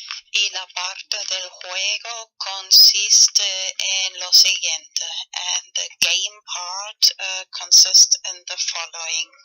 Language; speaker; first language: Spanish; non-native, fluent; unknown